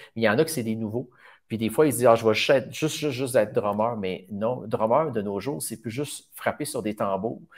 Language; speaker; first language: French; native; French